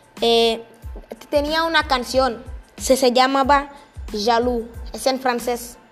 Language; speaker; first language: Spanish; non-native, learner; French